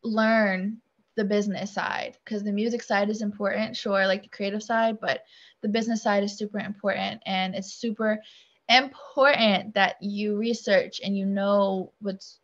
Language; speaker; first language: English; native; English